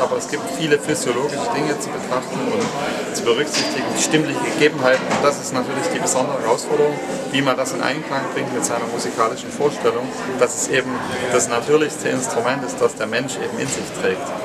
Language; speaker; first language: German; native; German